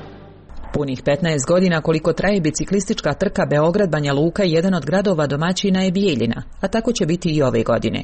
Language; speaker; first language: Serbian; native; Serbian